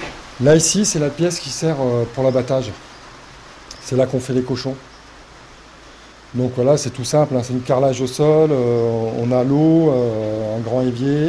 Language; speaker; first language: French; native; French